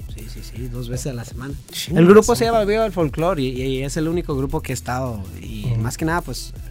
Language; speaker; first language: Spanish; early bilingual, heritage; Spanish